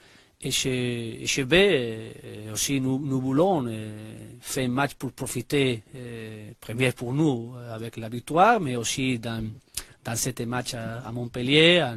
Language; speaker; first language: French; non-native, learner; Spanish